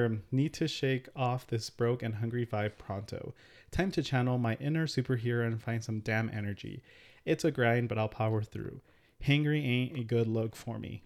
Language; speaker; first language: English; early bilingual, other home language; Spanish